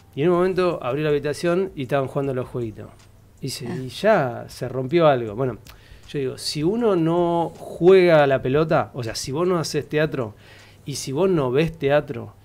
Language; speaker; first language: Spanish; native; Spanish